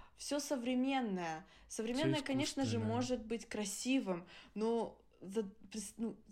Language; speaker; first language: Russian; early bilingual, other home language; Adyghe